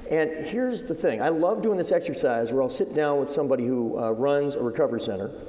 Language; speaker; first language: English; native; English